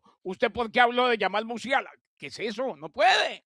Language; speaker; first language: Spanish; native; Spanish